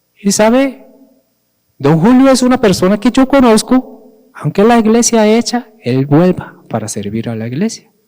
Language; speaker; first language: Spanish; non-native, fluent; Korean